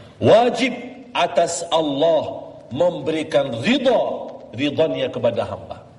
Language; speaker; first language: Malay; non-native, fluent; Arabic